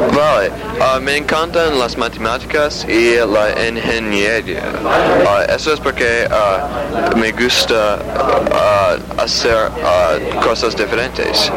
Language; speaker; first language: Spanish; non-native, learner; English